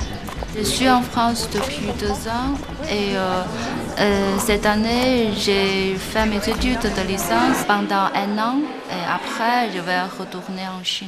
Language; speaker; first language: French; non-native, learner; Chinese